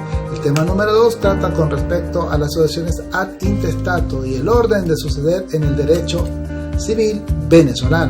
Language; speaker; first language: Spanish; native; Spanish